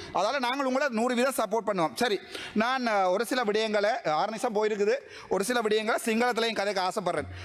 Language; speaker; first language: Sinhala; non-native, local second language; Tamil